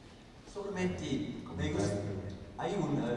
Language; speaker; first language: Spanish; non-native, fluent; English